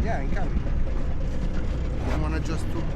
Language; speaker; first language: English; non-native, learner; Italian